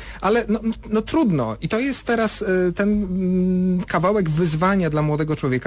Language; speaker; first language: Polish; native; Polish